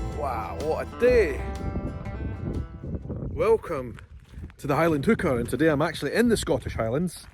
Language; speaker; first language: English; native; English